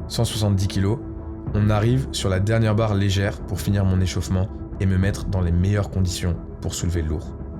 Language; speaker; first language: French; native; French